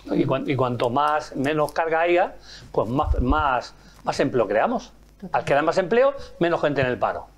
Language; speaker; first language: Spanish; native; Spanish